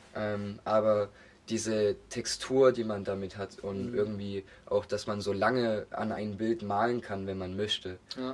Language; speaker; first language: German; native; German